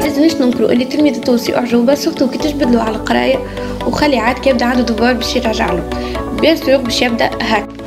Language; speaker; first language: Arabic; native; Arabic